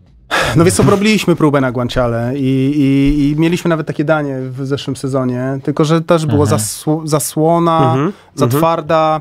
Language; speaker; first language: Polish; native; Polish